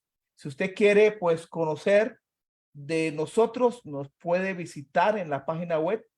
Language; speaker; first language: Spanish; native; Spanish